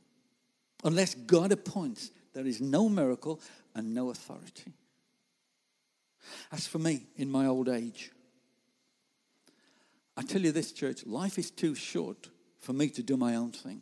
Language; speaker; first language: English; native; English